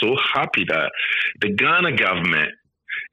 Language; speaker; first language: English; non-native, local second language; Akan